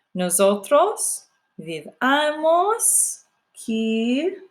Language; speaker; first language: Spanish; non-native, fluent; English